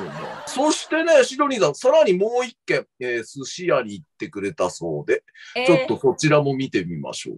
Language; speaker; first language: Japanese; native; Japanese